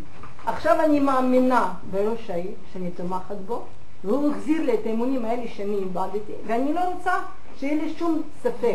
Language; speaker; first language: Hebrew; non-native, fluent; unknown